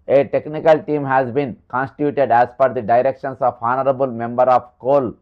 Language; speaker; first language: English; non-native, local second language; Telugu